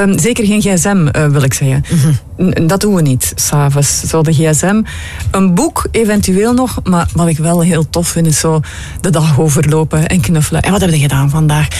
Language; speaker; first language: Dutch; native; Dutch